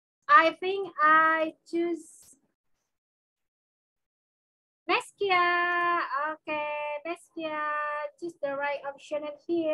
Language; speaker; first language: English; non-native, fluent; Indonesian